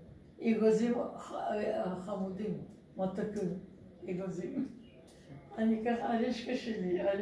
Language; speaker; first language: Hebrew; non-native, learner; Russian